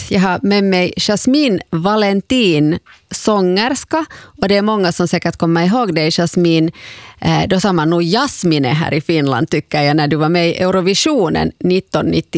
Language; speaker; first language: Swedish; native; Swedish